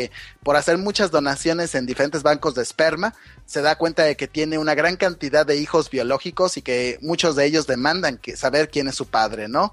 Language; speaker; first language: Spanish; native; Spanish